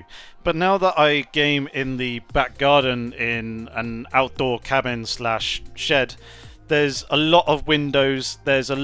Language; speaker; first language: English; native; English